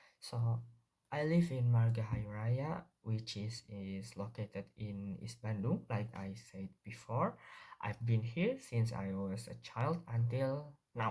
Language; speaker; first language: English; non-native, learner; Indonesian